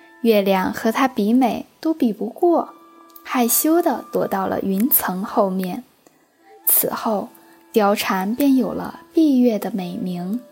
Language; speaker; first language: Chinese; native; Chinese